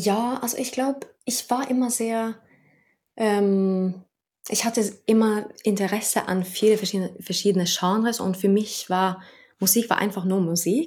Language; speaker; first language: German; non-native, fluent; Norwegian